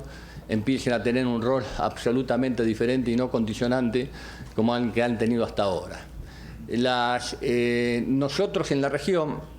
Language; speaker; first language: Spanish; native; Spanish